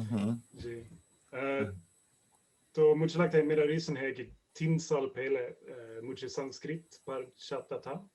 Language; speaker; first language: Hindi; non-native, learner; Swedish